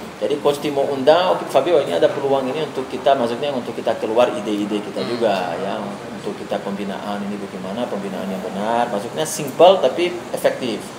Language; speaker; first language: Indonesian; non-native, fluent; Portuguese